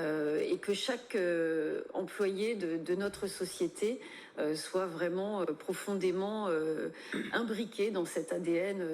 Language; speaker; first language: French; native; French